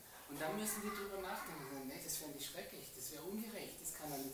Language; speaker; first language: German; native; German